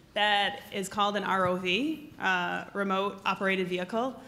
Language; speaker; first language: English; native; English